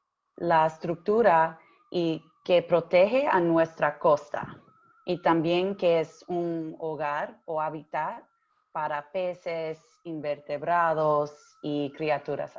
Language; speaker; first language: Spanish; early bilingual, heritage; English